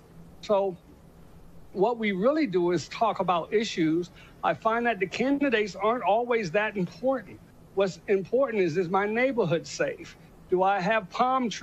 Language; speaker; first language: English; native; English